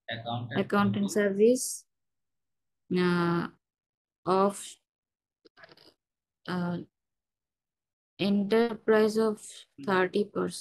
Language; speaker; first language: English; non-native, local second language; Bangla